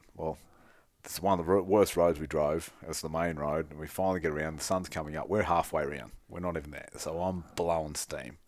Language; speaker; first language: English; native; English